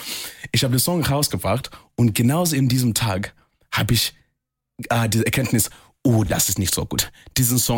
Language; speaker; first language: German; non-native, fluent; English